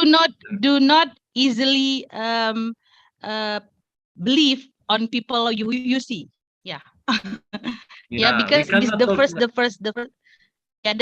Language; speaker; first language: English; non-native, fluent; Indonesian